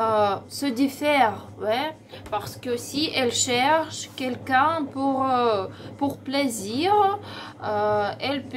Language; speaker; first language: French; non-native, learner; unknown